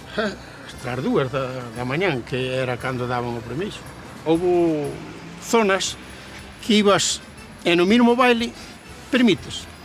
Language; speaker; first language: Galician; native; Galician